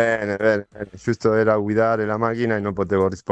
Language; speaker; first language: Italian; non-native, fluent; Spanish